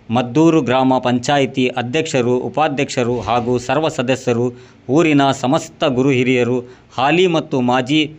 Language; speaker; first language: Kannada; native; Kannada